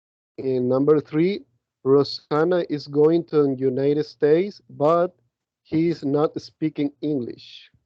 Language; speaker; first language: English; non-native, learner; Spanish